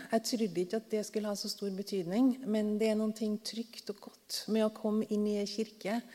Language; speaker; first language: Norwegian; native; Norwegian